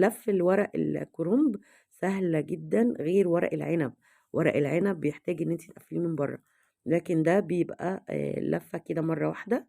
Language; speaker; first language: Arabic; native; Arabic